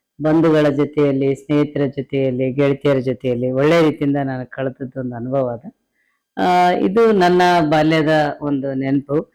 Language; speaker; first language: Kannada; native; Kannada